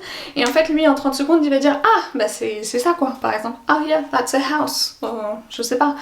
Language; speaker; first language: French; native; French